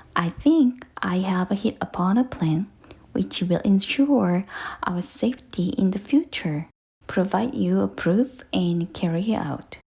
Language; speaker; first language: English; non-native, fluent; Korean